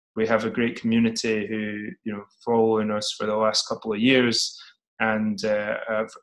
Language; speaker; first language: English; native; English